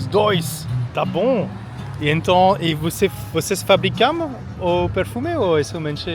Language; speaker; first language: Portuguese; non-native, learner; French